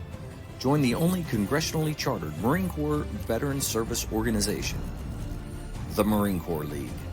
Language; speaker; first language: English; native; English